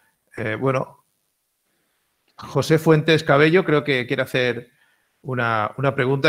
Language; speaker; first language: Spanish; native; Spanish